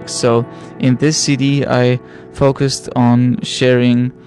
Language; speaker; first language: English; non-native, fluent; Polish